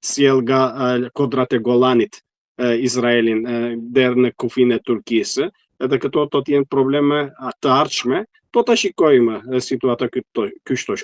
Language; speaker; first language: Albanian; non-native, fluent; Turkish